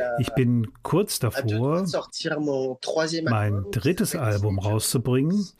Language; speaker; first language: German; non-native, fluent; French